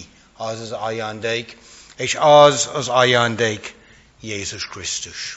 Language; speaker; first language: Hungarian; non-native, fluent; English